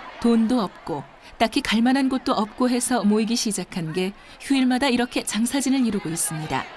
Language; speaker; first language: Korean; native; Korean